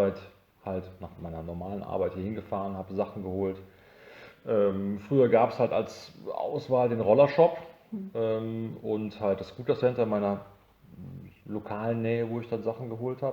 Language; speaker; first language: German; native; German